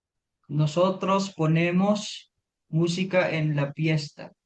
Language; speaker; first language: Spanish; non-native, learner; Filipino